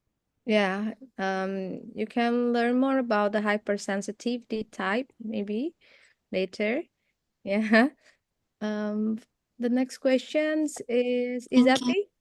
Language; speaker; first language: English; non-native, fluent; Indonesian